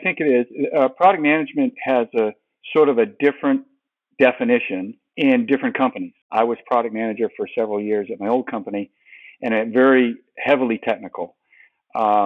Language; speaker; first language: English; native; English